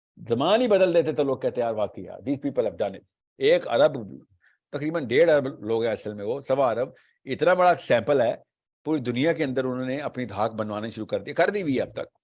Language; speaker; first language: Urdu; native; Urdu